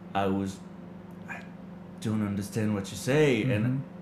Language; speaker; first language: English; non-native, learner; French